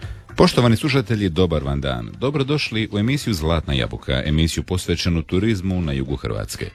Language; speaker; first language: Serbian; native; Serbian